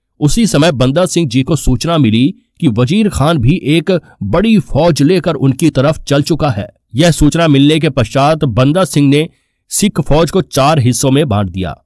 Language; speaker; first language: Hindi; non-native, local second language; Punjabi